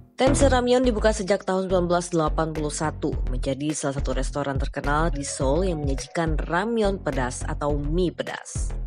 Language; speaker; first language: Indonesian; native; Indonesian